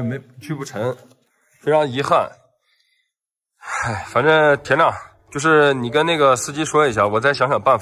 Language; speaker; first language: Chinese; native; Chinese